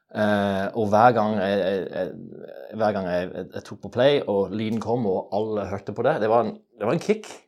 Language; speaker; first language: Norwegian; non-native, fluent; English